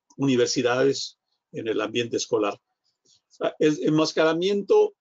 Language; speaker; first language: Spanish; non-native, fluent; English